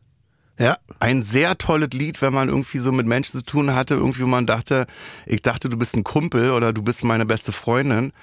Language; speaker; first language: German; native; German